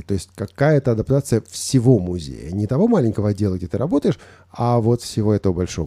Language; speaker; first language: Russian; native; Russian